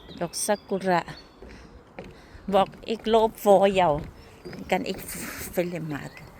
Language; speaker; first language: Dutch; non-native, learner; Thai